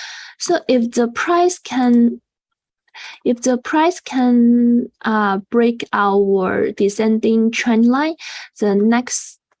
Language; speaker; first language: English; non-native, fluent; Chinese